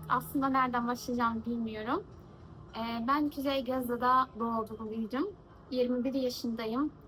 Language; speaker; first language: Turkish; non-native, fluent; Arabic